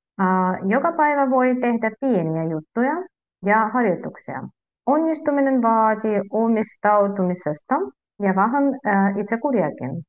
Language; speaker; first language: Finnish; non-native, fluent; Russian